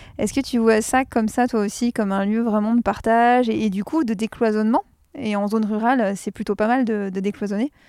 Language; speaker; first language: French; native; French